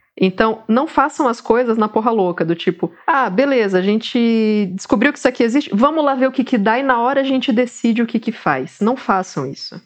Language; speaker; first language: Portuguese; native; Portuguese